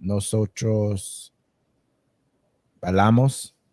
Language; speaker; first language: Spanish; non-native, learner; English